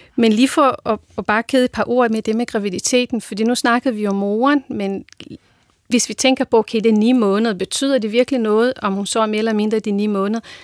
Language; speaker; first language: Danish; non-native, fluent; Portuguese